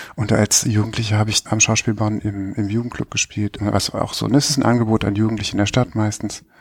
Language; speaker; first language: German; native; German